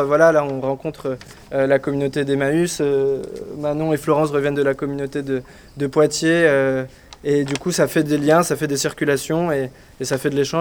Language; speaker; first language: French; native; French